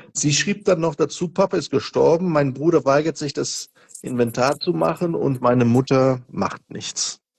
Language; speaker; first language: German; non-native, fluent; Portuguese